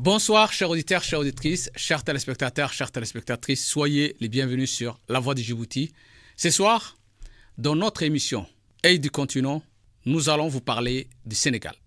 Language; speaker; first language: French; non-native, local second language; Somali